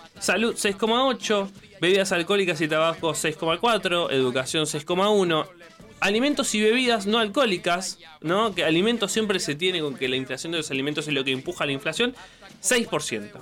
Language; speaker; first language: Spanish; native; Spanish